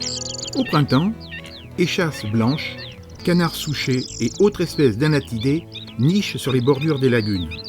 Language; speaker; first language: French; native; French